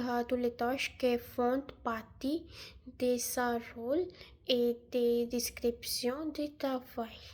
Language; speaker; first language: French; non-native, learner; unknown